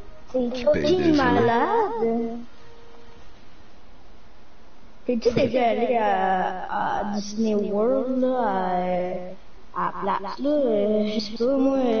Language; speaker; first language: French; native; French